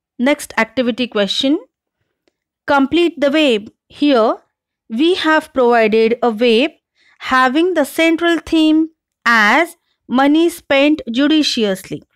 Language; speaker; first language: English; non-native, local second language; Marathi